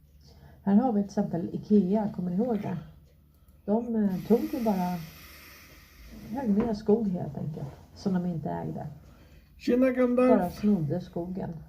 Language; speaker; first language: Swedish; native; Swedish